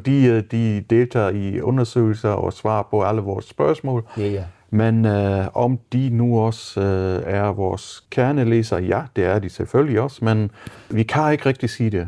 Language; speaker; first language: Danish; non-native, fluent; German